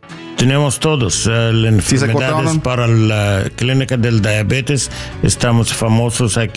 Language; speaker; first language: Spanish; non-native, learner; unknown